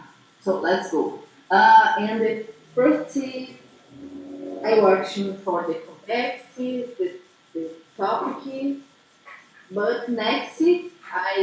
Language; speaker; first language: English; non-native, learner; Portuguese